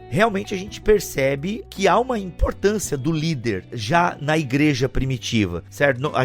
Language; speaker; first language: Portuguese; native; Portuguese